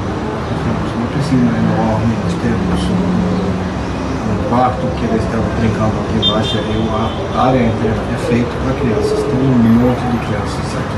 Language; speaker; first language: Portuguese; non-native, fluent; Danish